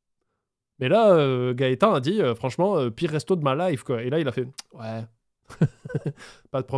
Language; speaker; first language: French; native; French